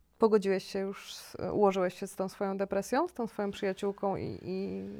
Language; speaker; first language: Polish; native; Polish